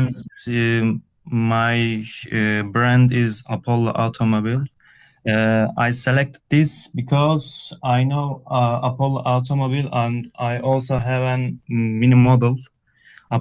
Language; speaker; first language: English; non-native, learner; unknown